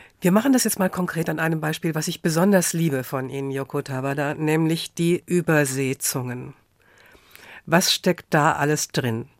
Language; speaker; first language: German; native; German